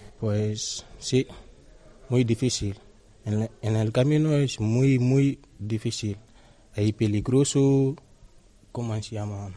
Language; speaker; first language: Spanish; non-native, learner; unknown